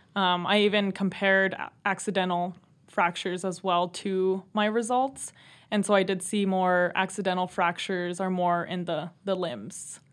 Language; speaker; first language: English; native; English